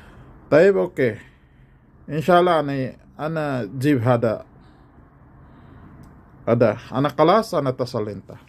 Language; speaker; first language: Arabic; non-native, learner; Filipino